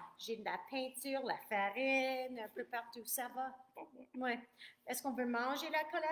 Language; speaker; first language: French; non-native, fluent; English